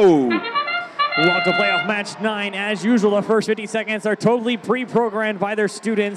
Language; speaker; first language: English; native; English